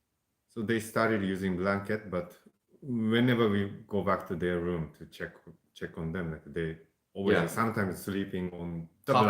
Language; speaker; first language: English; non-native, fluent; Japanese